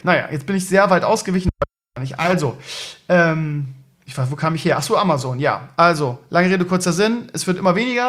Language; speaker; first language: German; native; German